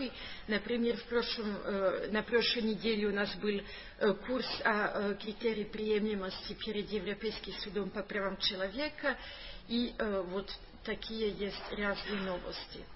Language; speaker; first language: Russian; non-native, fluent; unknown